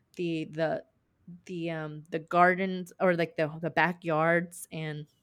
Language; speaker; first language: English; native; English